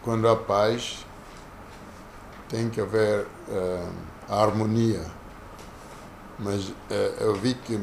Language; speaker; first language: Portuguese; non-native, local second language; Kongo